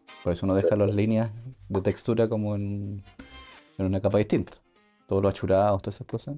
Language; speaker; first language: Spanish; native; Spanish